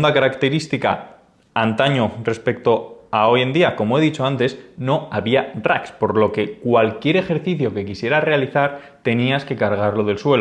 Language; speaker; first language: Spanish; native; Spanish